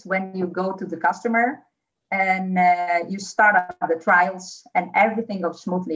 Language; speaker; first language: English; non-native, fluent; Polish